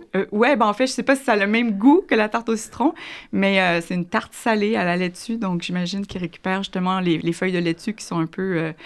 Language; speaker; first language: French; native; French